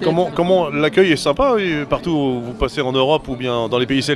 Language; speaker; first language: French; native; French